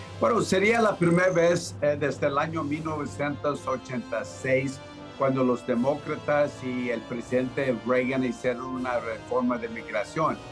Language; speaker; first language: Spanish; early bilingual, heritage; Spanish